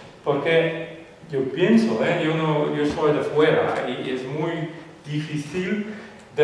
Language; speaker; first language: Spanish; non-native, fluent; Dutch